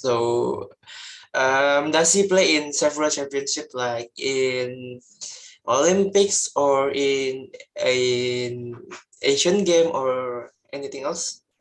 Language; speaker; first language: English; non-native, learner; Indonesian